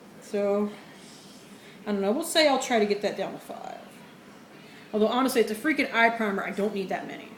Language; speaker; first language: English; native; English